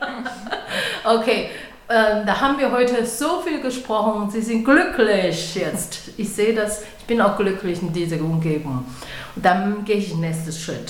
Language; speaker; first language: German; non-native, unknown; Chinese